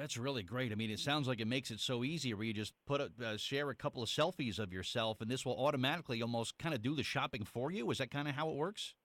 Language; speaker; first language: English; native; English